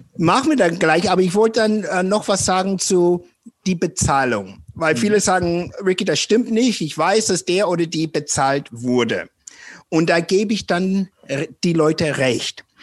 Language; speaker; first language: German; non-native, fluent; English